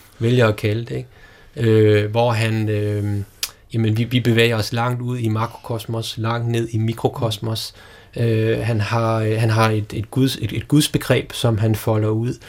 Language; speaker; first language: Danish; native; Danish